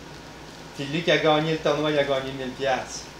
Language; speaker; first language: French; native; French